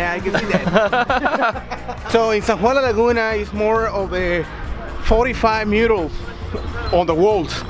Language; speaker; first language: English; non-native, fluent; Spanish